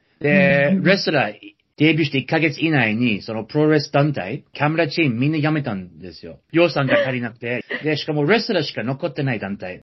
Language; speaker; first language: Japanese; non-native, fluent; English